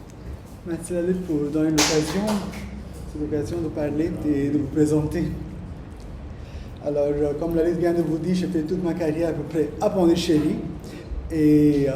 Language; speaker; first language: French; non-native, fluent; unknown